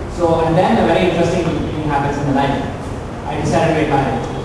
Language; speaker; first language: English; non-native, local second language; Kannada